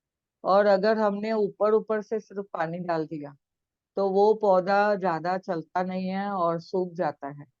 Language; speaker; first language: Hindi; native; Hindi